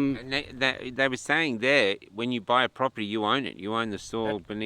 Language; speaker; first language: English; native; English